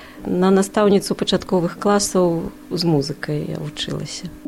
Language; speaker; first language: Belarusian; non-native, local second language; Russian